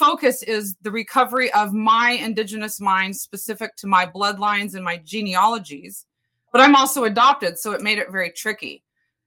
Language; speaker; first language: English; native; English